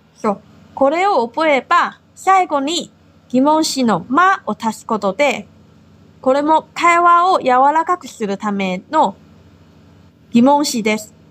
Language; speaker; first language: Japanese; non-native, fluent; Chinese